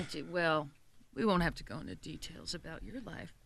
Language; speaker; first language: English; native; English